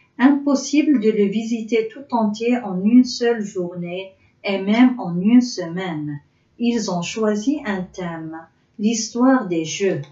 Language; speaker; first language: French; non-native, local second language; Arabic